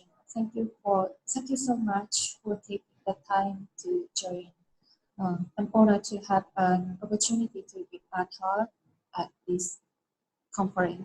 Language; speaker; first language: English; non-native, learner; Japanese